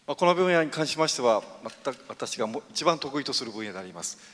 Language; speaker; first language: Japanese; native; Japanese